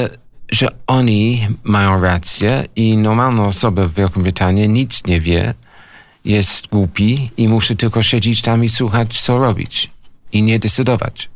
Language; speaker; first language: Polish; non-native, learner; English